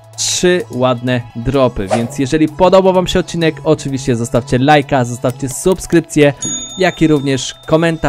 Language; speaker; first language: Polish; native; Polish